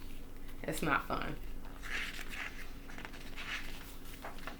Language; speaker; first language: English; native; English